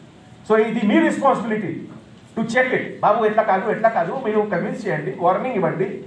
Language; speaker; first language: Telugu; non-native, fluent; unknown